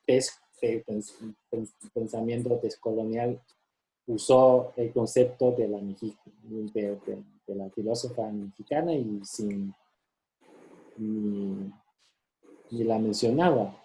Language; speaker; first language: Spanish; non-native, fluent; Chinese